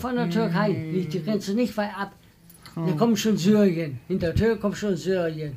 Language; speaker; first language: German; non-native, learner; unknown